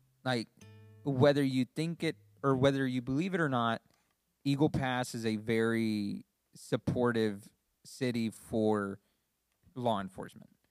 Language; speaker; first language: English; native; English